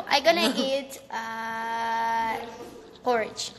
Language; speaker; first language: English; non-native, learner; Russian